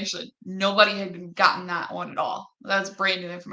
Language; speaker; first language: English; native; English